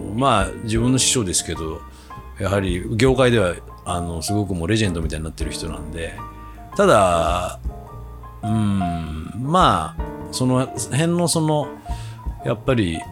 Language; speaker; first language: Japanese; native; Japanese